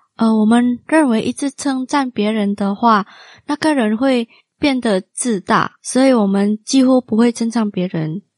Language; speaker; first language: Chinese; non-native, fluent; Min Nan Chinese